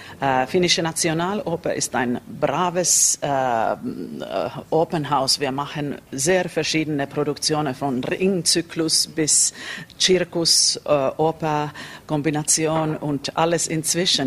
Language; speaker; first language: German; non-native, learner; Finnish